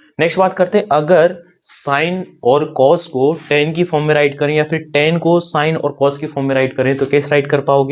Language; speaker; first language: Hindi; native; Hindi